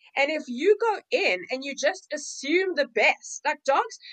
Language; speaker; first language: English; native; English